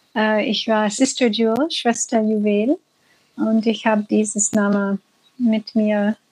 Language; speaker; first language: German; non-native, fluent; English